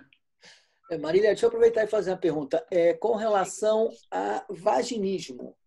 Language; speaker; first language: Portuguese; native; Portuguese